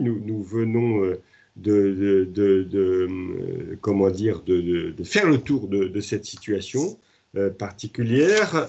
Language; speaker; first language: French; native; French